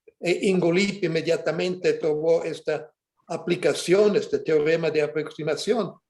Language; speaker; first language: Spanish; non-native, fluent; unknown